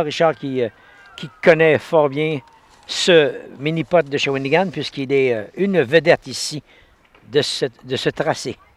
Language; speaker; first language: French; native; French